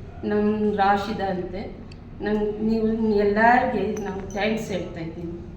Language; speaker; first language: Kannada; non-native, fluent; Urdu